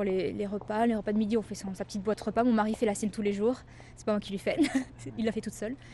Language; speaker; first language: French; native; French